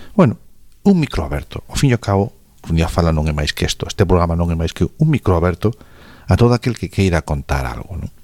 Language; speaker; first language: Galician; non-native, local second language; Spanish